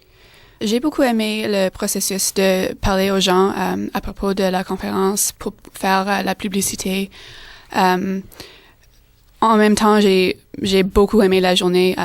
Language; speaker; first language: French; non-native, fluent; English